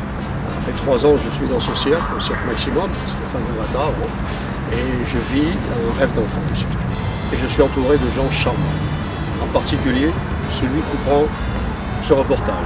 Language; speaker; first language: French; native; French